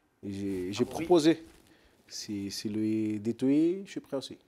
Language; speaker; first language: French; non-native, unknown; Portuguese